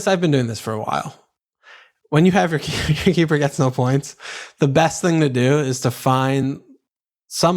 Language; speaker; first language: English; native; English